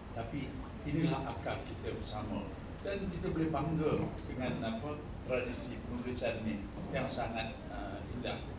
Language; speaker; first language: Malay; native; Malay